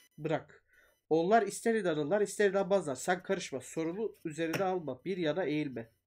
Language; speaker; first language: Turkish; native; Turkish